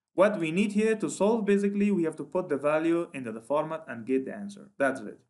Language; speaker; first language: English; non-native, fluent; Persian